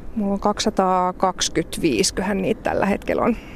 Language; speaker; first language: Finnish; native; Finnish